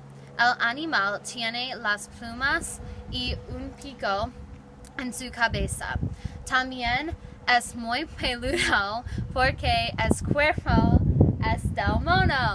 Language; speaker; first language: Spanish; non-native, learner; English